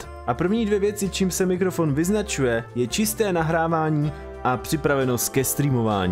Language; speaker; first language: Czech; native; Czech